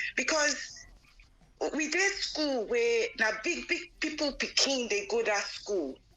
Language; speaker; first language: Nigerian Pidgin; non-native, local second language; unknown